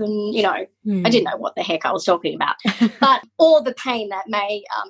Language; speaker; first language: English; native; English